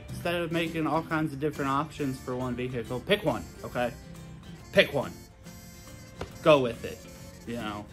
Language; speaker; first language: English; native; English